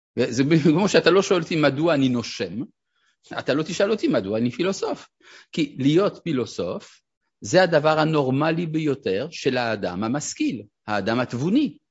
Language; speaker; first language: Hebrew; non-native, fluent; French